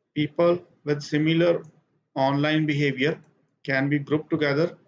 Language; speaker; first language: English; non-native, local second language; Punjabi